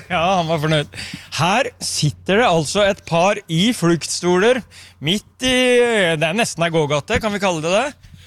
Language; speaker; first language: Norwegian; native; Norwegian